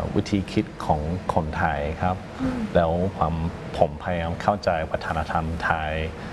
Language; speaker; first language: Thai; non-native, fluent; English